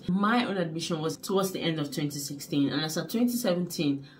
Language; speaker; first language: English; non-native, local second language; Igbo